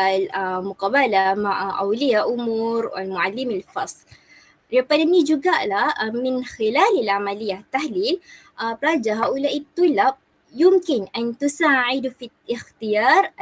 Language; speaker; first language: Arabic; non-native, learner; Malay